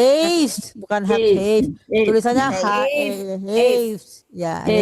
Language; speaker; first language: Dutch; non-native, fluent; Indonesian